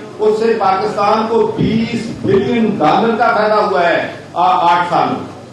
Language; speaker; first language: Urdu; non-native, local second language; Punjabi